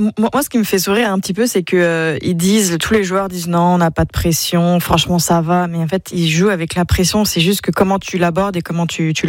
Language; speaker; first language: French; native; French